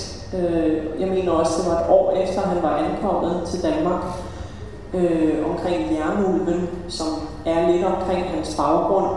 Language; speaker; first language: Danish; early bilingual, other home language; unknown